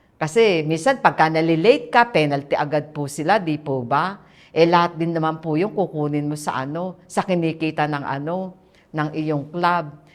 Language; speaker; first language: Filipino; native; Filipino